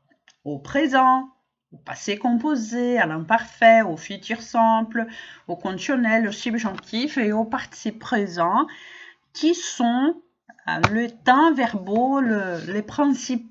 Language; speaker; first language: French; non-native, fluent; Portuguese